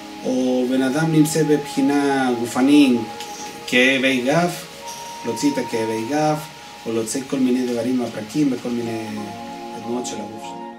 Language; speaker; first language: Hebrew; non-native, fluent; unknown